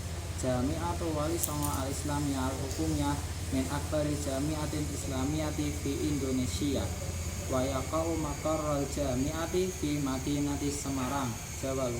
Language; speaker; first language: Arabic; non-native, learner; Indonesian